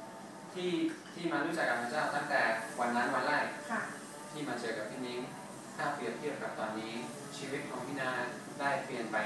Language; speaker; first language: Thai; non-native, fluent; English